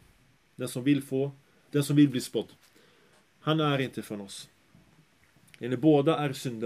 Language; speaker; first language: Swedish; early bilingual, other home language; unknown